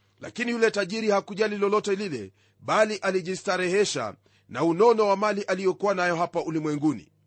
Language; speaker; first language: Swahili; non-native, local second language; Luyia